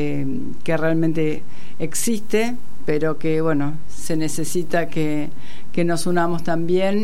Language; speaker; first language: Spanish; native; Spanish